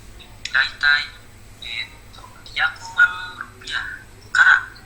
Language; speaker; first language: Japanese; non-native, learner; Indonesian